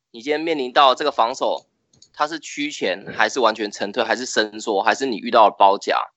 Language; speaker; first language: Chinese; native; Chinese